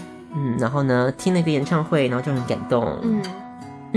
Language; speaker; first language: Chinese; native; Chinese